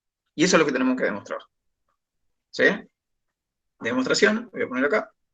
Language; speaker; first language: Spanish; native; Spanish